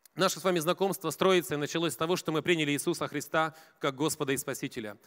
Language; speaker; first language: Russian; native; Russian